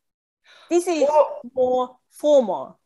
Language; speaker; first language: English; non-native, learner; Japanese